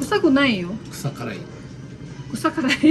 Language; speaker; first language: Japanese; non-native, fluent; Thai